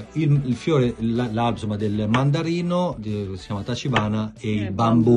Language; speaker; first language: Italian; native; Italian